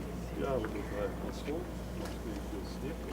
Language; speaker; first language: Russian; non-native, local second language; Tajik